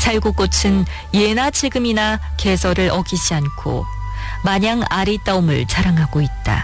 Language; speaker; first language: Korean; native; Korean